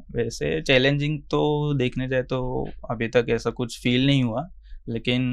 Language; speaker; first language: Hindi; non-native, local second language; Gujarati